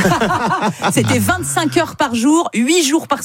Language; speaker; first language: French; native; French